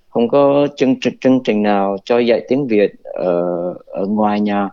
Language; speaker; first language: Vietnamese; early bilingual, heritage; Vietnamese